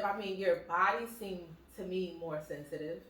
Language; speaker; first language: English; native; English